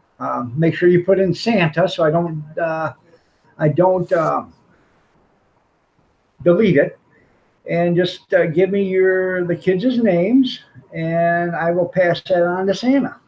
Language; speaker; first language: English; native; English